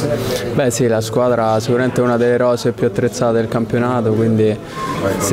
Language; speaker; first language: Italian; native; Italian